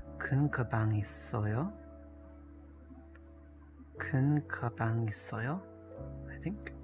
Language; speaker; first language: Korean; non-native, learner; English